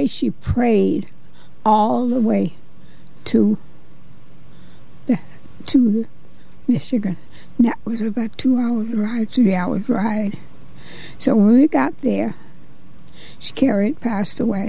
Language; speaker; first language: English; native; English